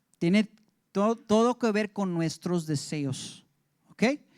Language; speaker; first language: Spanish; early bilingual, heritage; English